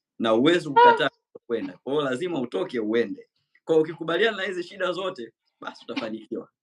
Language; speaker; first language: Swahili; native; Swahili